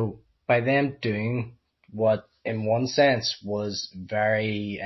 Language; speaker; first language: English; native; English